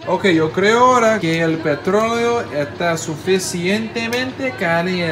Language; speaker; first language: Spanish; non-native, learner; English